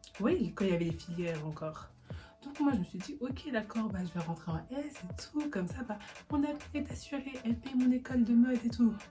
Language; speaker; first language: French; early bilingual, other home language; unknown